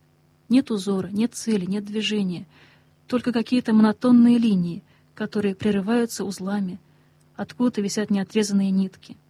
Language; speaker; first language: Russian; native; Russian